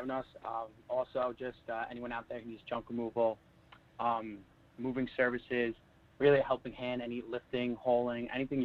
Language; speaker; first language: English; native; English